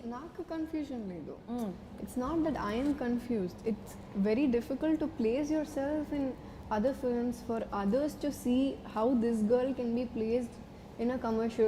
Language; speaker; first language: Telugu; non-native, fluent; Malayalam